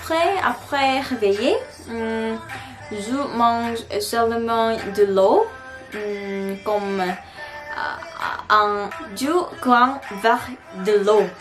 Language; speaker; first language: French; non-native, learner; Korean